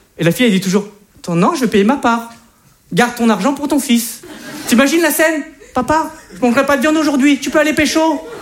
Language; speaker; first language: French; native; French